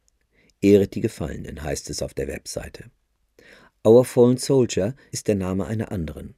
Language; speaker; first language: German; native; German